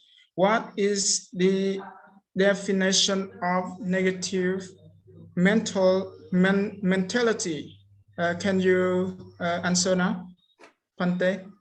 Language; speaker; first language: English; non-native, learner; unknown